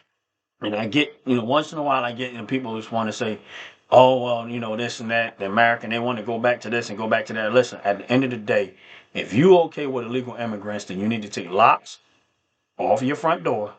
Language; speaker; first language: English; native; English